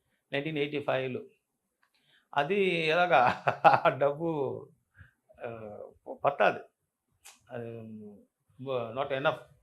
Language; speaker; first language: Telugu; non-native, learner; Tamil